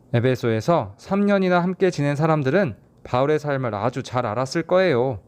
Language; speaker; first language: Korean; native; Korean